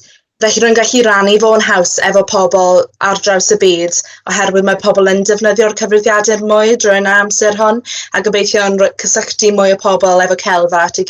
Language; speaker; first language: Welsh; non-native, local second language; English